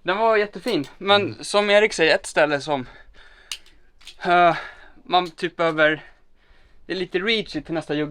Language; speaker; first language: Swedish; native; Swedish